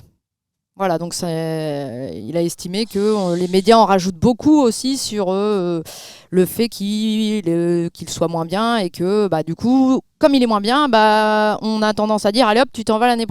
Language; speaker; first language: French; native; French